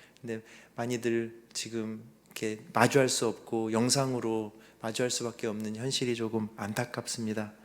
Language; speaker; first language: Korean; native; Korean